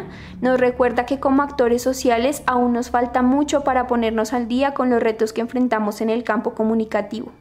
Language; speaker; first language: Spanish; native; Spanish